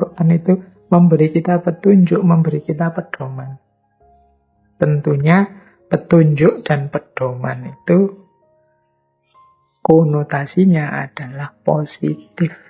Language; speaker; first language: Indonesian; native; Indonesian